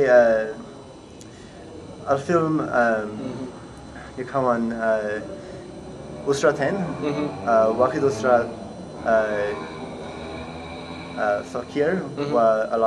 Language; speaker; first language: Arabic; non-native, learner; English